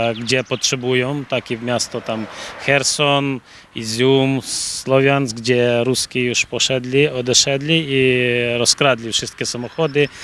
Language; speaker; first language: Polish; non-native, learner; Ukrainian